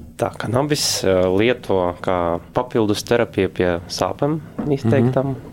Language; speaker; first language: Latvian; non-native, local second language; Russian